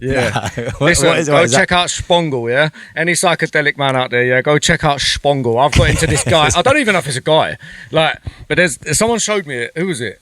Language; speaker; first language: English; native; English